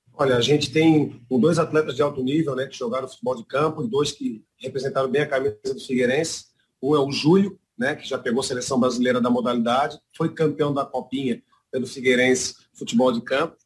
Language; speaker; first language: Portuguese; native; Portuguese